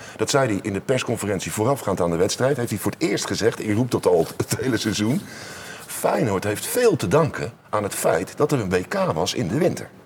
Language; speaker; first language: Dutch; native; Dutch